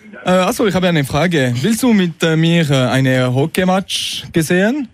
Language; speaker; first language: German; non-native, learner; French